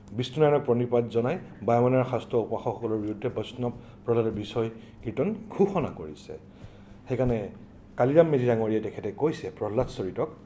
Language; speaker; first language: Assamese; native; Assamese